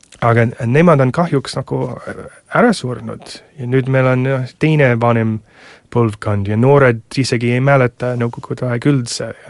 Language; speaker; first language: Estonian; non-native, fluent; English